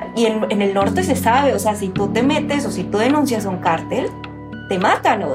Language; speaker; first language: Spanish; native; Spanish